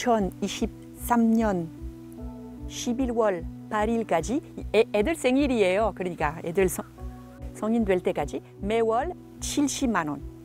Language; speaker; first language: Korean; non-native, fluent; French